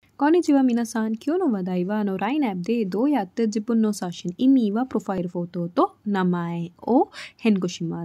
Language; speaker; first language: Japanese; non-native, learner; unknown